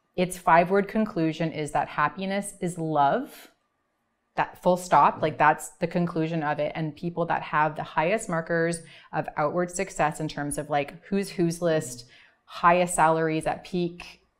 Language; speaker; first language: English; native; English